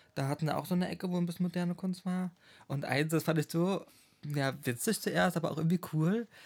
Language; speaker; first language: German; non-native, fluent; English